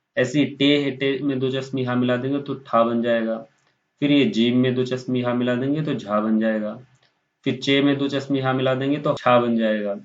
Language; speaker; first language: Hindi; native; Hindi